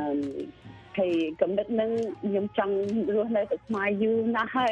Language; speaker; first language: Khmer; early bilingual, heritage; Khmer